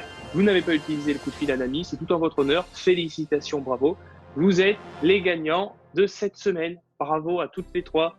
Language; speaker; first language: French; native; French